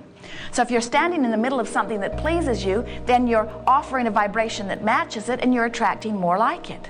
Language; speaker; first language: English; native; English